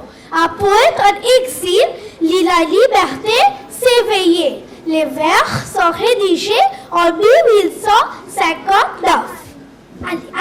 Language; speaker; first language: French; non-native, learner; Bangla